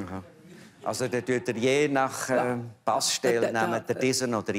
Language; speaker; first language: German; native; German